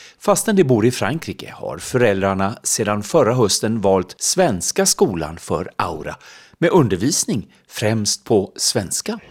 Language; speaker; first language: Swedish; native; Swedish